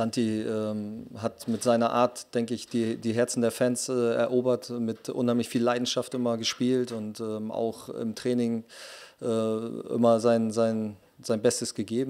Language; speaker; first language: German; native; German